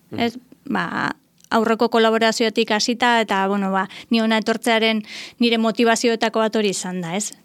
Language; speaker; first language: Basque; native; Basque